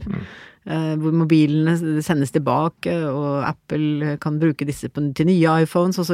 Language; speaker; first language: Norwegian; native; Norwegian